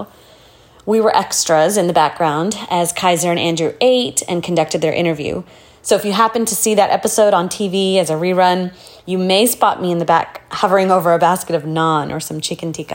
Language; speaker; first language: English; native; English